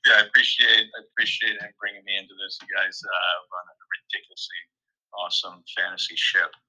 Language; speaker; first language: English; native; English